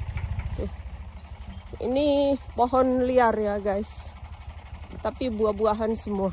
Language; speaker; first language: Indonesian; native; Indonesian